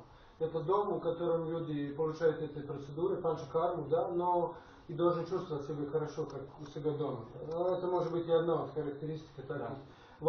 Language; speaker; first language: Russian; non-native, fluent; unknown